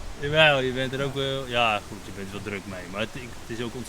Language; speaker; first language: Dutch; native; Dutch